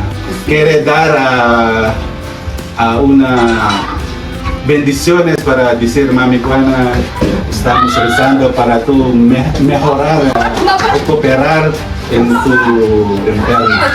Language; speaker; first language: Spanish; non-native, learner; Filipino